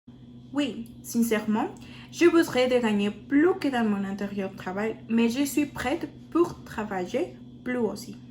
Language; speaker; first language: French; non-native, learner; Spanish